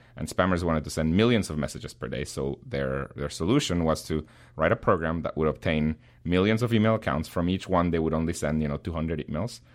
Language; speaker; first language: English; non-native, fluent; Spanish